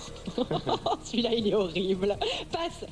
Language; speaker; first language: French; native; French